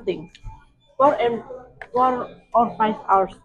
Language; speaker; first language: English; non-native, learner; Indonesian